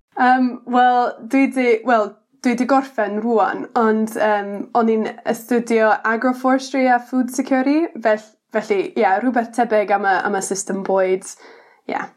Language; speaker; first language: Welsh; non-native, learner; English